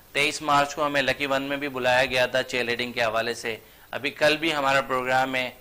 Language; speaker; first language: Urdu; native; Urdu